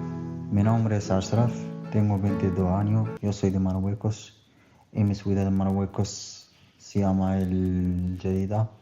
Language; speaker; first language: Spanish; non-native, learner; Arabic